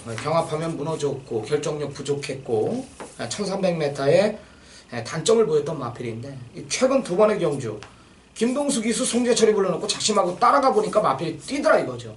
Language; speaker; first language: Korean; native; Korean